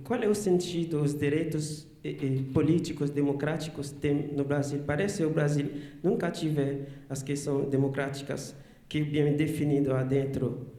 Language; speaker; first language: Portuguese; non-native, learner; Haitian Creole